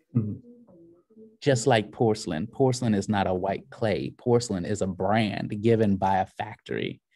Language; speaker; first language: English; native; English